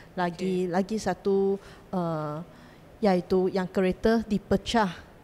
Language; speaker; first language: Malay; non-native, local second language; Chinese